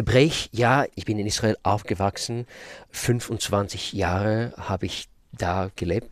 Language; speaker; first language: German; non-native, fluent; Russian